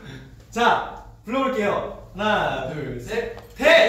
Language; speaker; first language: Korean; native; Korean